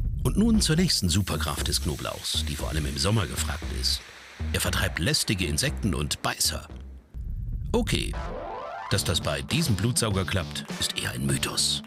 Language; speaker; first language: German; native; German